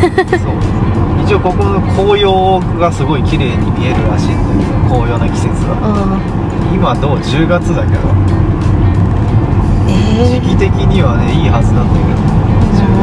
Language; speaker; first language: Japanese; native; Japanese